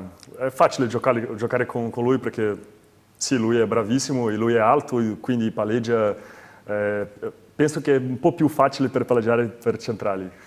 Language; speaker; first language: Italian; non-native, learner; Portuguese